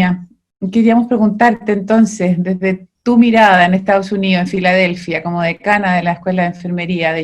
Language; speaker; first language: Spanish; native; Spanish